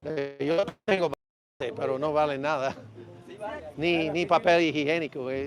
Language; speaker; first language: Spanish; non-native, learner; English